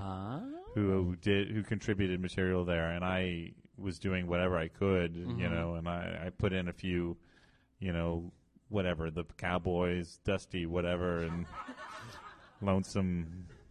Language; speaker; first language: English; native; English